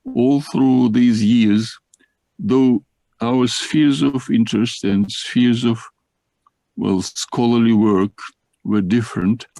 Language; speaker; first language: English; non-native, fluent; Russian